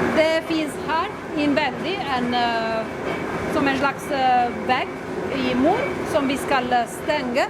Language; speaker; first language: Norwegian; non-native, fluent; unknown